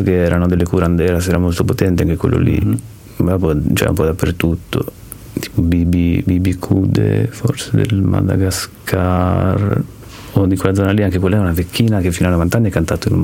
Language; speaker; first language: Italian; native; Italian